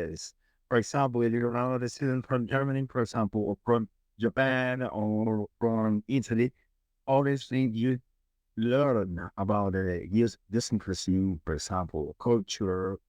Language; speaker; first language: English; non-native, learner; Spanish